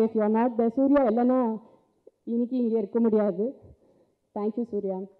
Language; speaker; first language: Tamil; non-native, fluent; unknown